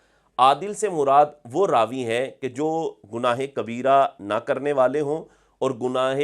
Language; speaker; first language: Urdu; native; Urdu